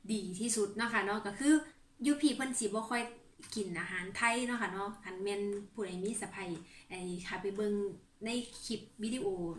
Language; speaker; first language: Thai; native; Thai